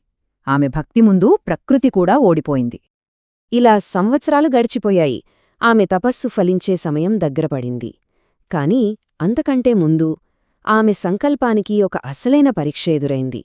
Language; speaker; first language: Telugu; native; Telugu